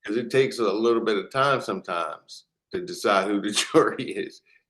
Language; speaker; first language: English; native; English